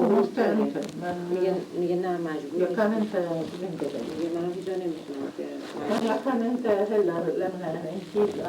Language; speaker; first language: Swedish; non-native, learner; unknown